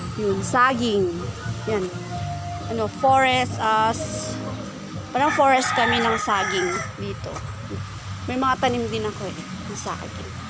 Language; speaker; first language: Filipino; non-native, local second language; Cebuano